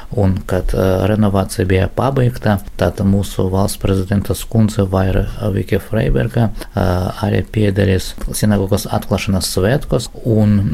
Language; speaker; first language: Latvian; non-native, local second language; Russian